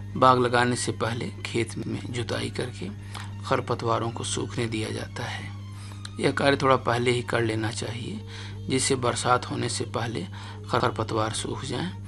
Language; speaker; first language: Hindi; native; Hindi